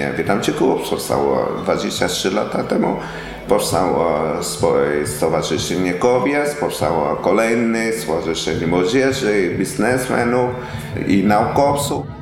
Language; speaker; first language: Polish; non-native, learner; Vietnamese